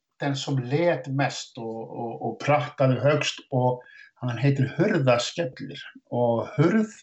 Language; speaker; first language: Swedish; non-native, fluent; Icelandic